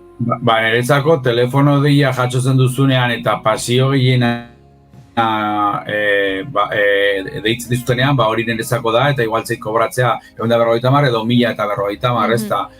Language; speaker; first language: Basque; native; Basque